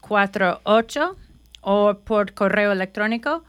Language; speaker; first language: Spanish; non-native, fluent; English